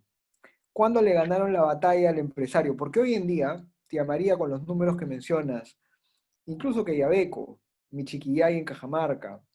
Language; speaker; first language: Spanish; native; Spanish